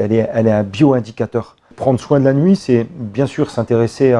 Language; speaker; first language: French; native; French